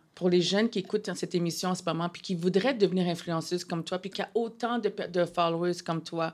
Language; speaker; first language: French; non-native, local second language; Haitian Creole